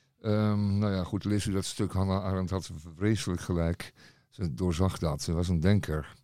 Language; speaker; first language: Dutch; native; Dutch